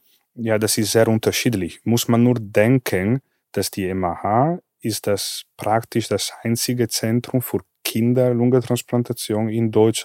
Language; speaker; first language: German; non-native, fluent; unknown